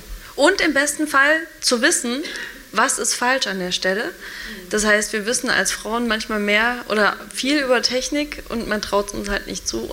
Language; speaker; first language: German; native; German